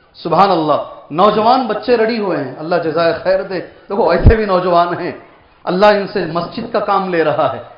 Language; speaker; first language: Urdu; native; Urdu